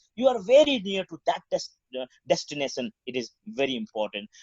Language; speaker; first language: English; non-native, local second language; Nepali